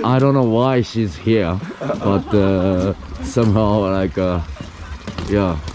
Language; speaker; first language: English; non-native, fluent; Japanese